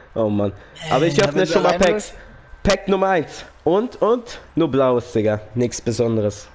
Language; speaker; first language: German; native; German